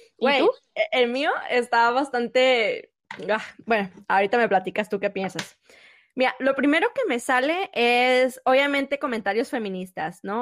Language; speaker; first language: Spanish; native; Spanish